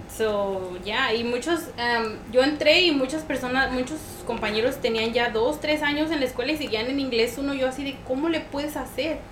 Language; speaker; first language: Spanish; native; Spanish